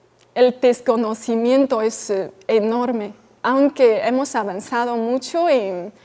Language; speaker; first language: Spanish; non-native, fluent; Chinese